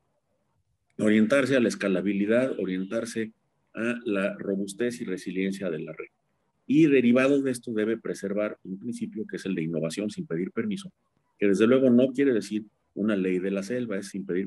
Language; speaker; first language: Spanish; native; Spanish